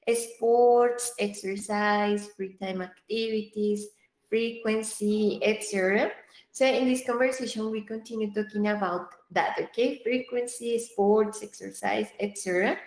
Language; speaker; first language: English; non-native, fluent; Spanish